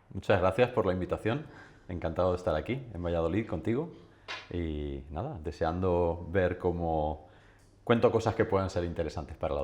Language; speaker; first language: Spanish; native; Spanish